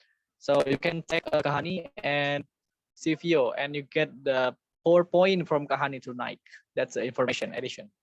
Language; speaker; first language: English; non-native, learner; Indonesian